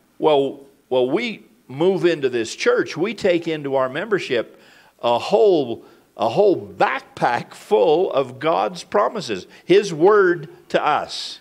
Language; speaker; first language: English; native; English